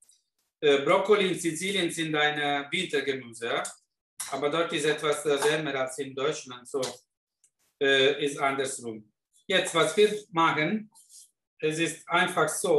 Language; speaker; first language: German; non-native, fluent; Italian